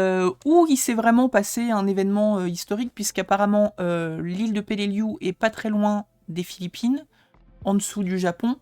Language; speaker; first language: French; native; French